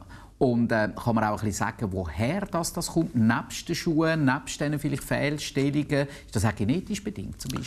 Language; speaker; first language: German; native; German